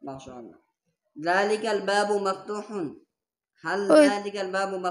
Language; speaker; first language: Arabic; non-native, learner; Bangla